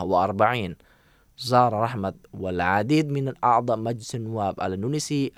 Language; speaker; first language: Arabic; non-native, fluent; Indonesian